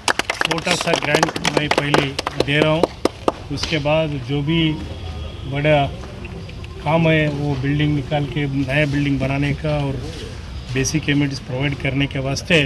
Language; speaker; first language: Hindi; non-native, local second language; Urdu